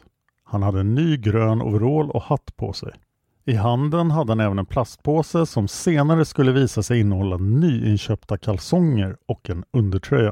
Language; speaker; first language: Swedish; native; Swedish